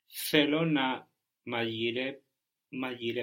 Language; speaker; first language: Greek; non-native, learner; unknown